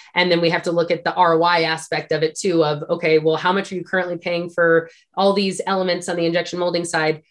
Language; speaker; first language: English; native; English